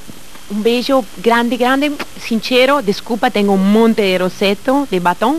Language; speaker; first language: Portuguese; non-native, learner; Italian